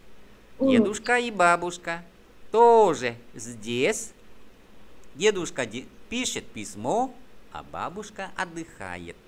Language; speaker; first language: Russian; non-native, fluent; Vietnamese